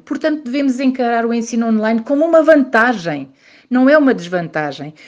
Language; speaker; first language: Portuguese; native; Portuguese